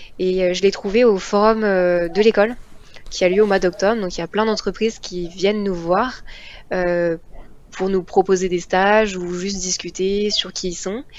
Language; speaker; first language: French; native; French